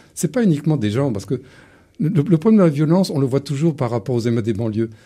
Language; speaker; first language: French; native; French